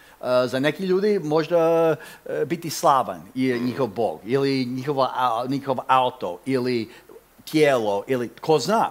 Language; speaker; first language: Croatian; non-native, fluent; English